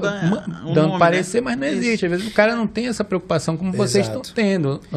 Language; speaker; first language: Portuguese; native; Portuguese